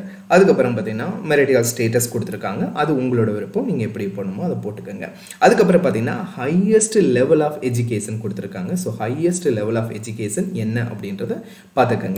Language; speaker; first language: Tamil; native; Tamil